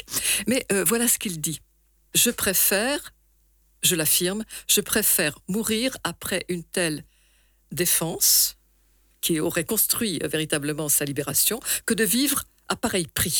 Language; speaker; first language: French; native; French